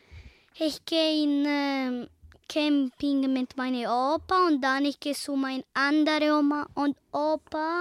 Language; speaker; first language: German; non-native, learner; Italian